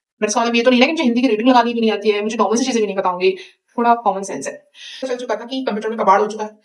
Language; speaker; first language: Hindi; native; Hindi